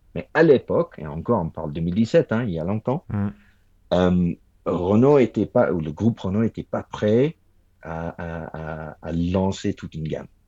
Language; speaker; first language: French; non-native, fluent; English